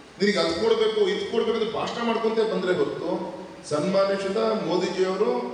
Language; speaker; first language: Kannada; native; Kannada